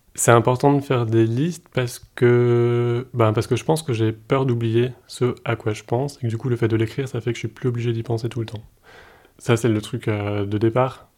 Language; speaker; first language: French; native; French